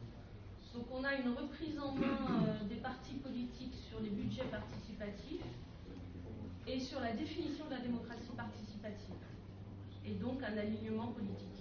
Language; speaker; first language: French; native; French